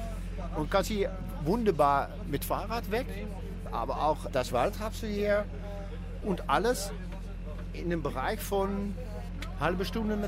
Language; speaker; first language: German; non-native, learner; Dutch